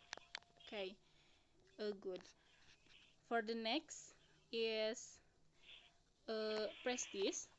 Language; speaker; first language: English; non-native, learner; Indonesian